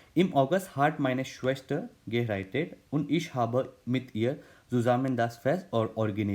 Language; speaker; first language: German; non-native, fluent; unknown